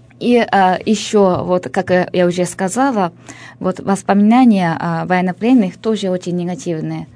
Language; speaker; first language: Russian; non-native, fluent; Japanese